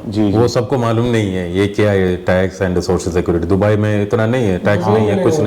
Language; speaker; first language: Hindi; non-native, local second language; Malayalam